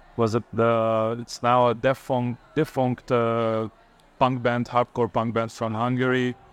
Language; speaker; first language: English; non-native, fluent; Hungarian